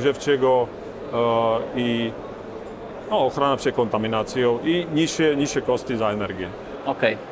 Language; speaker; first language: Polish; non-native, learner; Slovak